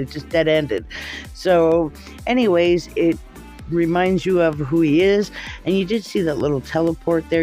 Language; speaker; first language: English; native; English